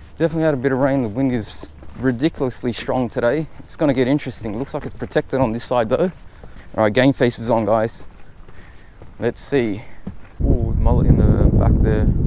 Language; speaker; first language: English; native; English